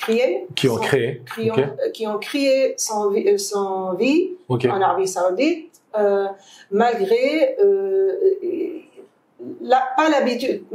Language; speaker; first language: French; non-native, fluent; Arabic